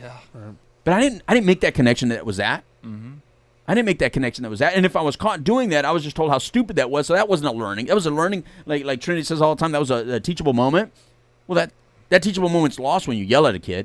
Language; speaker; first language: English; native; English